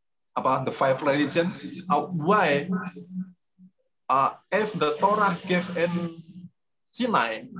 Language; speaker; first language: English; non-native, learner; Indonesian